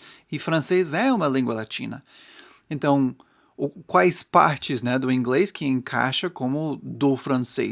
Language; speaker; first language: Portuguese; non-native, fluent; English